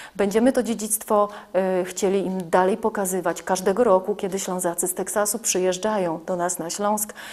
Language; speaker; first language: Polish; native; Polish